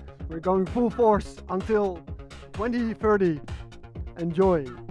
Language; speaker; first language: English; non-native, fluent; Dutch